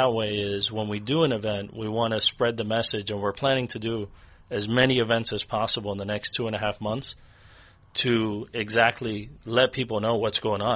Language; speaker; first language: English; native; English